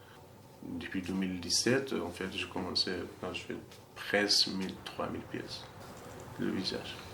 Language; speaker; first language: French; non-native, learner; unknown